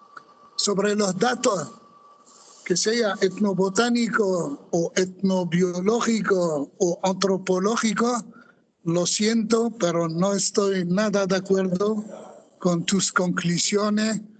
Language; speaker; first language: Spanish; non-native, fluent; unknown